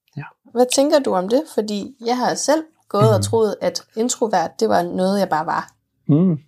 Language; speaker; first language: Danish; early bilingual, other home language; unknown